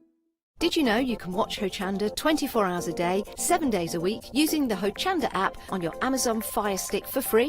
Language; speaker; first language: English; native; English